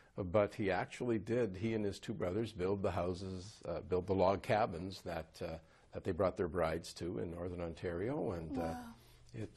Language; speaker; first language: English; native; English